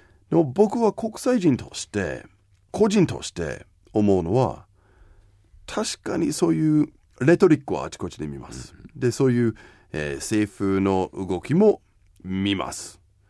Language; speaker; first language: Japanese; non-native, fluent; English